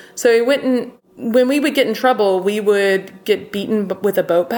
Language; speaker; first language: English; native; English